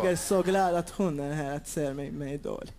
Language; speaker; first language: Swedish; non-native, fluent; Maltese